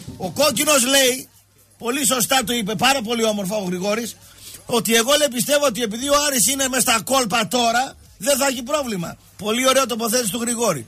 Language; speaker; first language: Greek; native; Greek